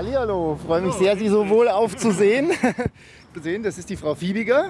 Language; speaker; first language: German; native; German